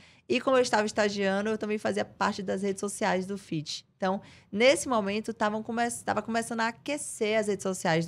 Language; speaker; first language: Portuguese; native; Portuguese